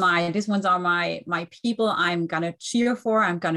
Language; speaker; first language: English; non-native, fluent; German